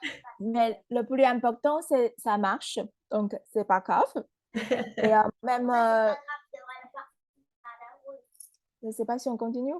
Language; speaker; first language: French; non-native, fluent; Chinese